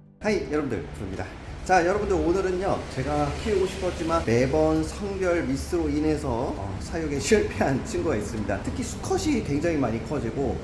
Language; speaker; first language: Korean; native; Korean